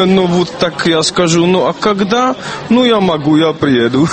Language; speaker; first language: Russian; non-native, learner; Czech